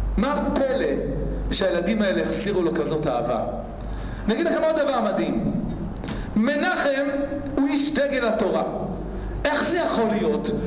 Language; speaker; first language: Hebrew; native; Hebrew